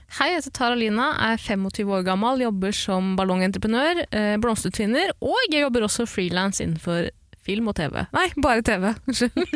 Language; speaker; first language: Norwegian; early bilingual, other home language; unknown